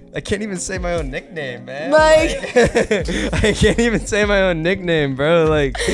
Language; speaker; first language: English; native; English